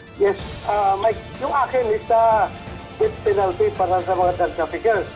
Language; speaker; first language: Filipino; non-native, local second language; Cebuano